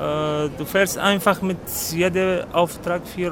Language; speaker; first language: German; non-native, learner; Arabic